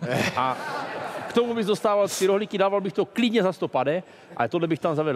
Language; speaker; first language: Czech; native; Czech